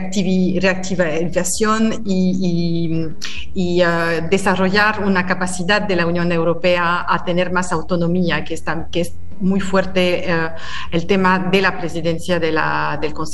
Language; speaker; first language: Spanish; non-native, fluent; French